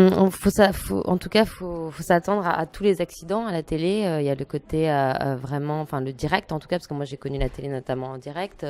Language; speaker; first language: French; native; French